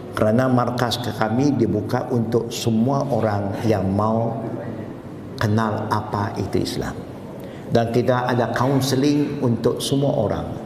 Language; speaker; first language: Malay; non-native, local second language; Chinese